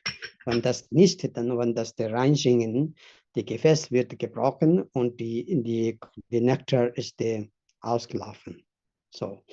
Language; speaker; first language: German; non-native, fluent; Tibetan